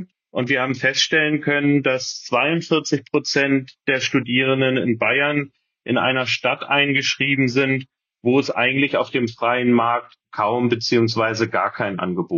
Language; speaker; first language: German; native; German